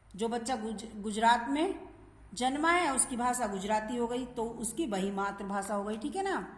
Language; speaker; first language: Hindi; native; Hindi